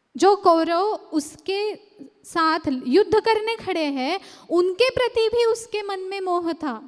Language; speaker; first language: Hindi; non-native, local second language; Marathi